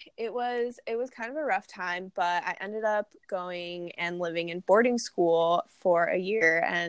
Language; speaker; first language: English; native; English